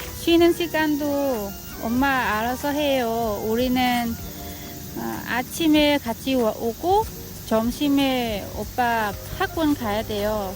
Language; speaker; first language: Korean; non-native, learner; Vietnamese